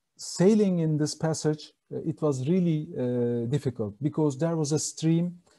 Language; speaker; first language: English; non-native, fluent; Turkish